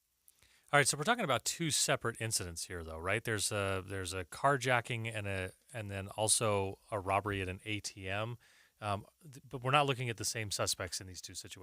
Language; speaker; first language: English; native; English